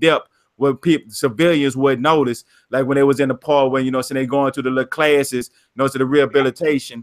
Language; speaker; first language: English; native; English